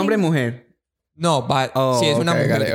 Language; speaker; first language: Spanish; non-native, learner; English